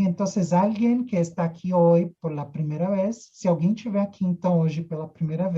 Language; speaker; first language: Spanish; non-native, fluent; Portuguese